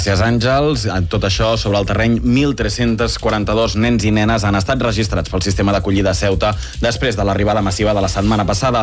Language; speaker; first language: Catalan; native; Catalan